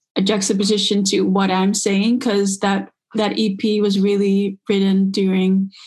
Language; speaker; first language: English; early bilingual, other home language; Dutch